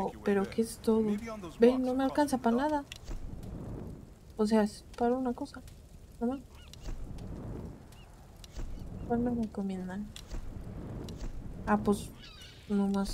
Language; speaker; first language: Spanish; native; Spanish